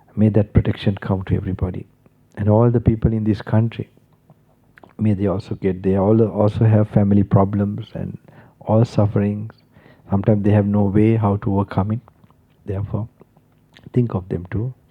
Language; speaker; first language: English; non-native, local second language; Sinhala